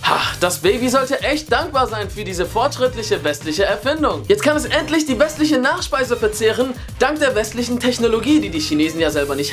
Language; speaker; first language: German; native; German